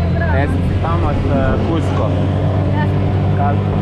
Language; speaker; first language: Spanish; non-native, learner; Croatian